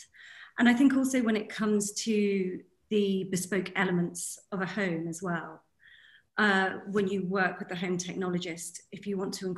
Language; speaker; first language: English; native; English